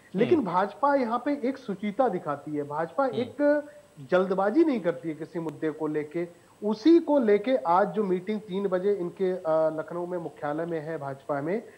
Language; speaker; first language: Hindi; native; Hindi